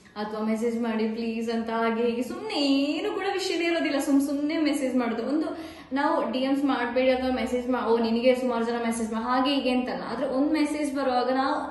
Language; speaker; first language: Kannada; non-native, local second language; Malayalam